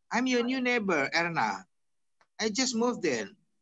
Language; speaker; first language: English; non-native, fluent; Indonesian